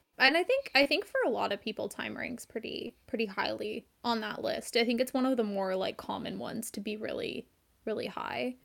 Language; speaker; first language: English; native; English